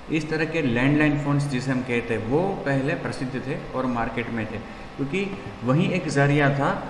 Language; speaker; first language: Hindi; non-native, local second language; Gujarati